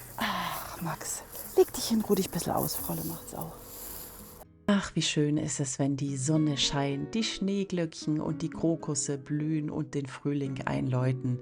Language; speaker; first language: German; native; German